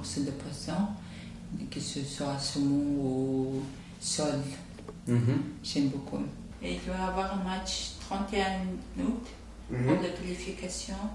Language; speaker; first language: French; non-native, fluent; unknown